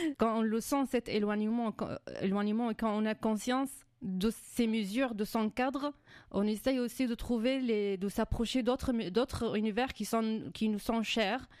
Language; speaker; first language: French; non-native, fluent; Arabic